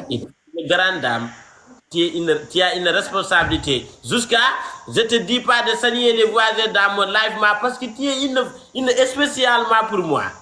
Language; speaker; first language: French; non-native, local second language; Fula